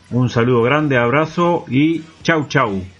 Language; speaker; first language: Spanish; native; Spanish